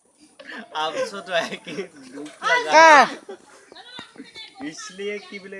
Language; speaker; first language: Hindi; non-native, local second language; Assamese